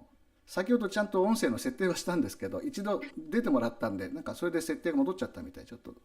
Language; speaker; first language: Japanese; native; Japanese